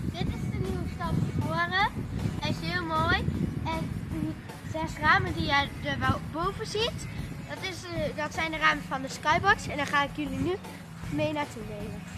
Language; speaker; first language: Dutch; native; Dutch